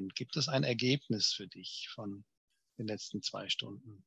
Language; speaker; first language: German; native; German